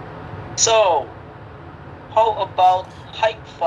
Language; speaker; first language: English; non-native, fluent; Vietnamese